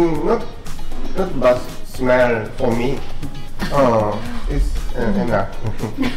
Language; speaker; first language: English; non-native, learner; Japanese